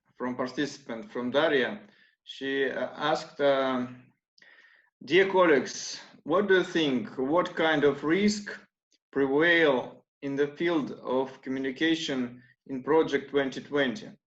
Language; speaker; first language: English; non-native, learner; Russian